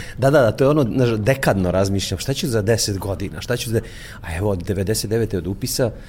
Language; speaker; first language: Serbian; native; Serbian